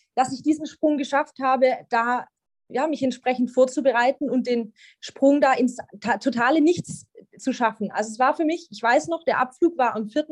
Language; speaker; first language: German; native; German